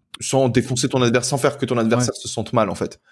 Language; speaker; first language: French; native; French